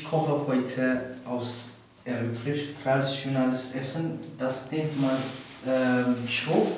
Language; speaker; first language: German; non-native, learner; Tigrinya